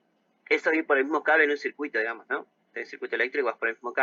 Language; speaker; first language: Spanish; native; Spanish